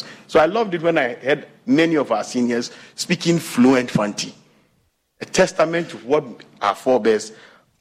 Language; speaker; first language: English; non-native, local second language; Akan